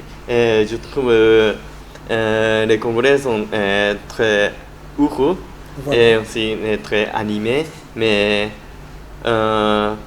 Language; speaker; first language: French; non-native, learner; Japanese